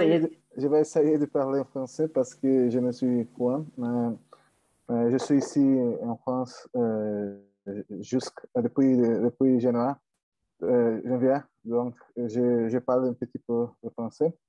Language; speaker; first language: French; non-native, learner; Portuguese